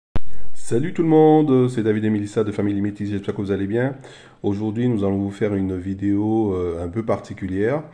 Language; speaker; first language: French; native; French